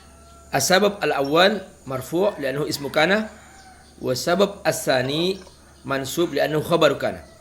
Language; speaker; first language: Arabic; non-native, fluent; Indonesian